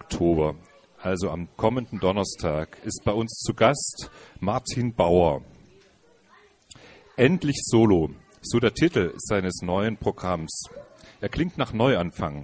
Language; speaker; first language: German; native; German